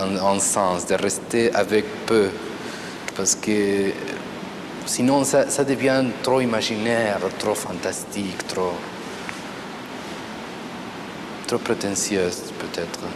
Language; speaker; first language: French; non-native, fluent; Spanish